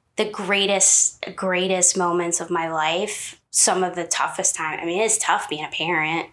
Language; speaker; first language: English; native; English